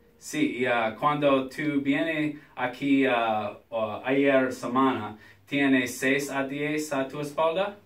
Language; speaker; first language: Spanish; non-native, learner; English